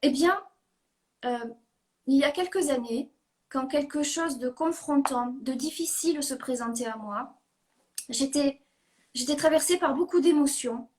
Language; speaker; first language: French; native; French